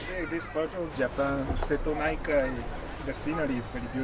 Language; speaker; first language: English; non-native, fluent; Japanese